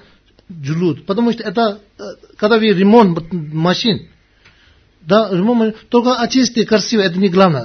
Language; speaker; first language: Russian; non-native, learner; Tibetan